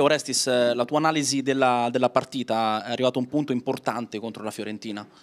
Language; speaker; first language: Italian; native; Italian